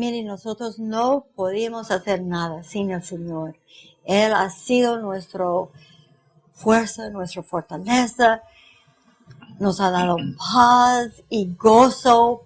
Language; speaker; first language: Spanish; non-native, fluent; English